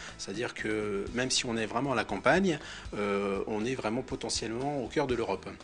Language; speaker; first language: French; native; French